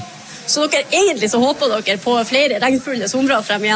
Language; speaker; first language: Norwegian; native; Norwegian